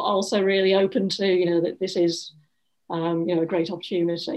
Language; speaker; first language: English; native; English